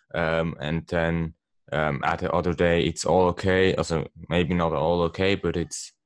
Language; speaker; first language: English; non-native, learner; Swiss German